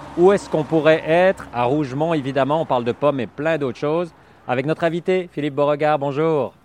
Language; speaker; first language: French; native; French